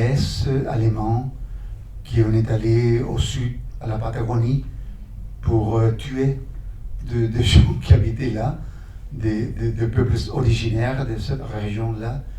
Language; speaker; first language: French; non-native, fluent; Spanish